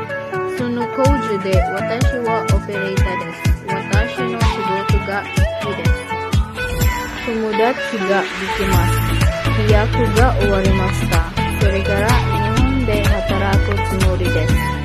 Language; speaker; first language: Japanese; non-native, learner; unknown